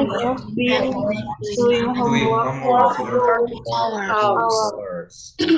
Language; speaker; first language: English; non-native, learner; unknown